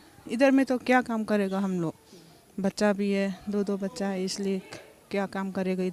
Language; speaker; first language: Hindi; non-native, local second language; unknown